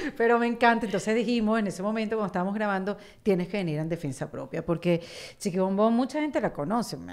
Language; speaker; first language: Spanish; native; Spanish